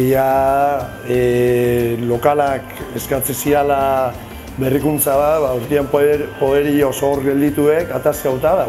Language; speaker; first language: Basque; native; Basque